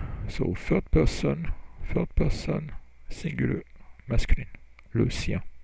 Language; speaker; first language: English; non-native, fluent; French